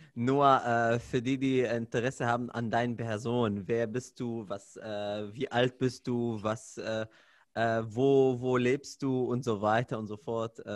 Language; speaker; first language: German; non-native, fluent; Arabic